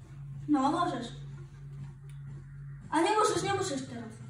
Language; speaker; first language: Polish; non-native, learner; Slovak